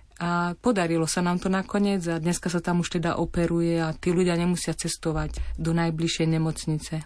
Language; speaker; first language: Slovak; native; Slovak